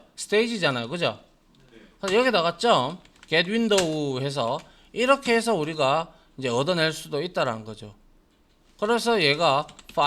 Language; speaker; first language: Korean; native; Korean